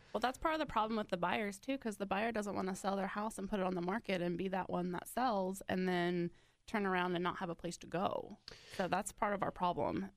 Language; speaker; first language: English; native; English